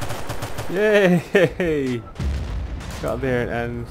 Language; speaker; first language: English; native; English